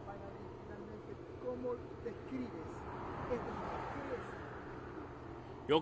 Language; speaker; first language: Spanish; non-native, learner; English